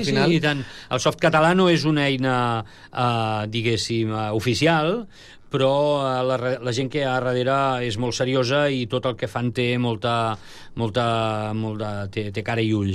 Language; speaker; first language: Catalan; native; Catalan